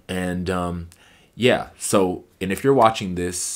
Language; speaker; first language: English; native; English